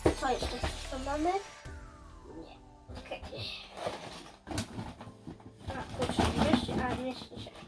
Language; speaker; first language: Polish; early bilingual, heritage; Polish